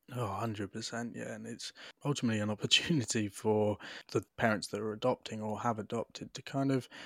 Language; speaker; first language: English; native; English